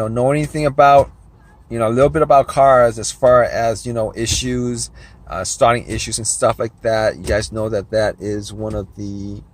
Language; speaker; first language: English; native; English